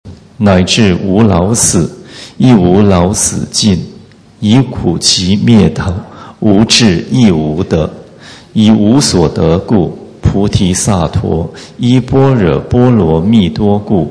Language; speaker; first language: Chinese; native; Chinese